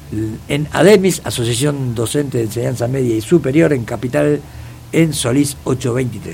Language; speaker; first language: Spanish; native; Spanish